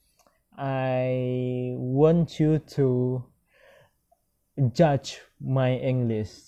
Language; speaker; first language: English; non-native, learner; Minangkabau